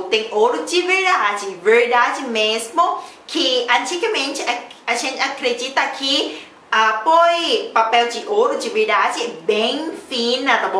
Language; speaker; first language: Portuguese; non-native, learner; Thai